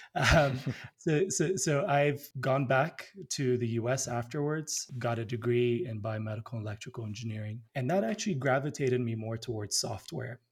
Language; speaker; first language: English; early bilingual, other home language; Amharic